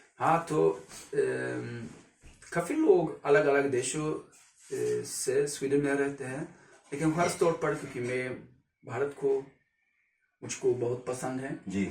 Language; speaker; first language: Hindi; non-native, learner; Swedish